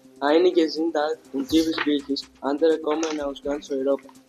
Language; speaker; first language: German; non-native, learner; Greek